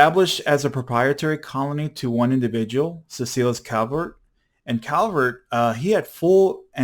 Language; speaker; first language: English; native; English